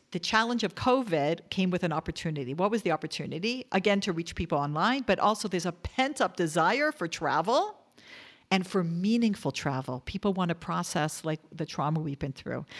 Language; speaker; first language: English; native; English